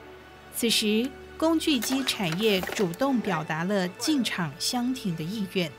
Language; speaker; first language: Chinese; native; Chinese